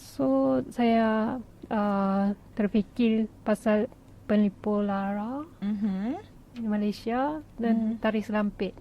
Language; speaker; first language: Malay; non-native, fluent; Japanese